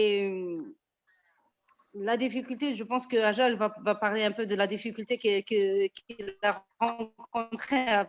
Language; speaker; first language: French; non-native, local second language; Arabic